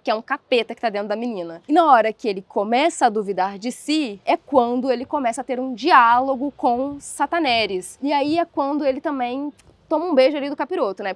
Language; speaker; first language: Portuguese; native; Portuguese